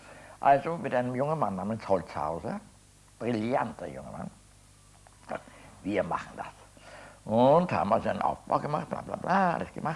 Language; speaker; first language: German; native; German